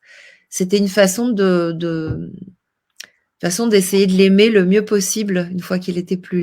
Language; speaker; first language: French; native; French